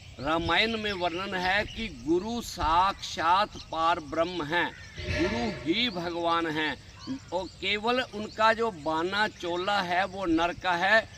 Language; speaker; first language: Hindi; non-native, local second language; Punjabi